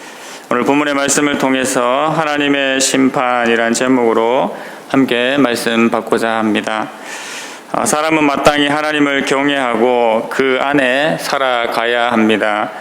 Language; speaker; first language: Korean; native; Korean